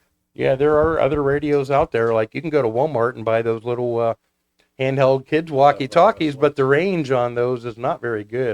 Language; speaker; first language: English; native; English